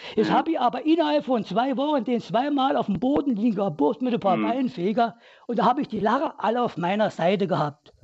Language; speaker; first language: German; native; German